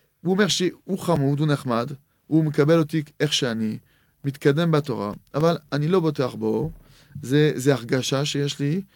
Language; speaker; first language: Hebrew; non-native, fluent; French